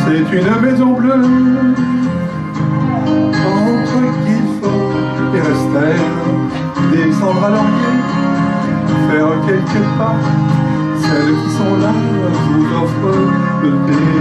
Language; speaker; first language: French; native; French